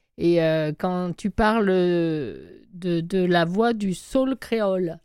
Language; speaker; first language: French; native; French